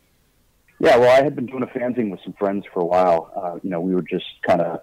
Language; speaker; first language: English; native; English